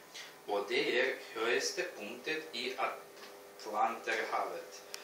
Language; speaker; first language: Norwegian; non-native, learner; Russian